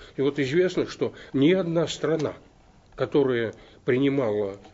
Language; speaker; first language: Russian; native; Russian